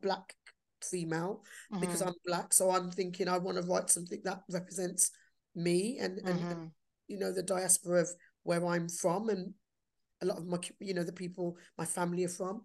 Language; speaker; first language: English; native; English